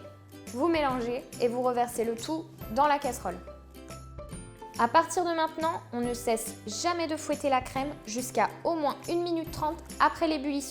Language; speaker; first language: French; native; French